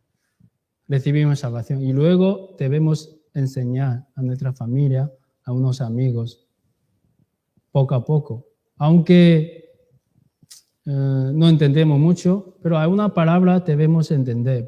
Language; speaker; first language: Spanish; non-native, learner; Chinese